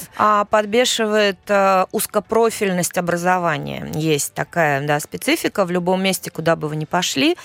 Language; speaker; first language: Russian; native; Russian